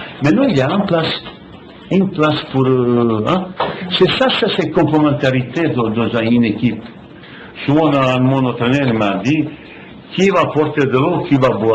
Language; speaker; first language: French; non-native, fluent; Bosnian